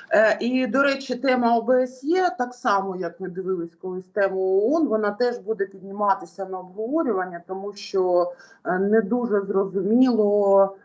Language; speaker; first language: Ukrainian; native; Ukrainian